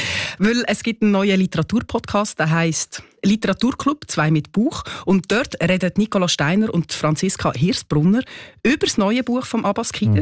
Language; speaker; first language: German; native; German